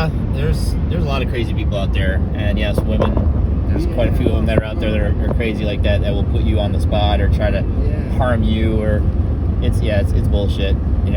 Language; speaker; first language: English; native; English